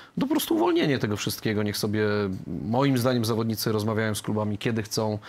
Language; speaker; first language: Polish; native; Polish